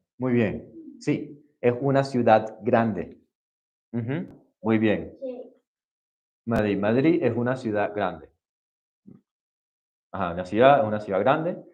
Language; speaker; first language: Spanish; non-native, fluent; English